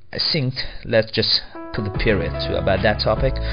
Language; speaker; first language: English; non-native, fluent; Chinese